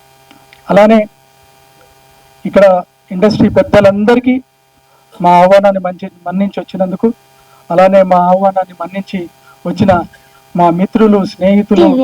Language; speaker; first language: Telugu; native; Telugu